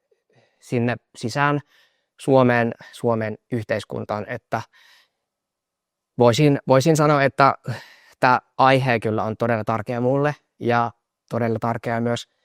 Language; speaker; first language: Finnish; non-native, fluent; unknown